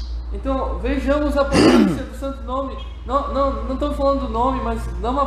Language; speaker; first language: Portuguese; native; Portuguese